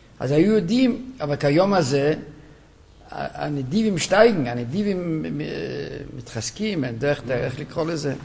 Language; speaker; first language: Hebrew; non-native, local second language; Yiddish